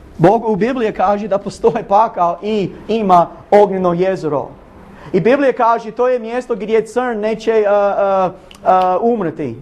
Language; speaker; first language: Bosnian; non-native, learner; English